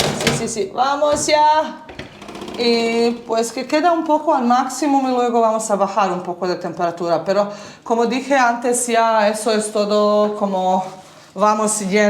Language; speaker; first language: Spanish; early bilingual, heritage; Bosnian